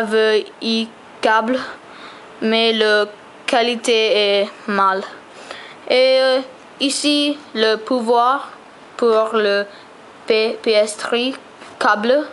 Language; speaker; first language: French; non-native, learner; English